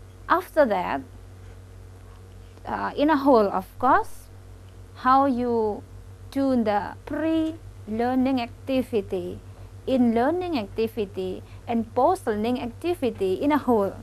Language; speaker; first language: English; non-native, local second language; Indonesian